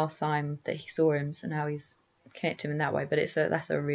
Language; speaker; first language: English; native; English